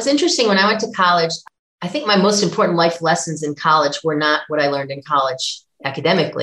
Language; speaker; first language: English; native; English